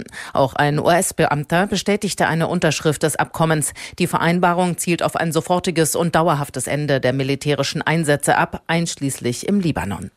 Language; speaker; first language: German; native; German